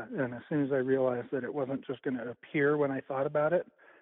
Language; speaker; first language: English; native; English